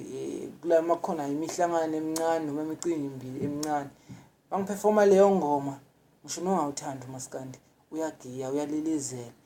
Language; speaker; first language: Zulu; non-native, local second language; Swati